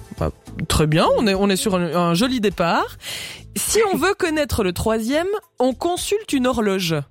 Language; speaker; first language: French; native; French